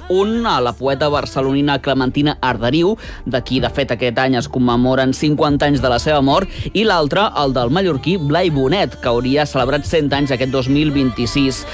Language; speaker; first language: Catalan; native; Catalan